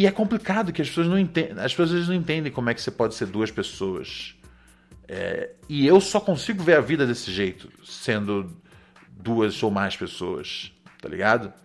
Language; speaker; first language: Portuguese; native; Portuguese